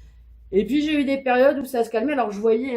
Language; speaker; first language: French; native; French